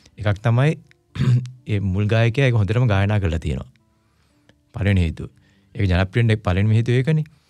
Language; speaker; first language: Sinhala; non-native, local second language; Tamil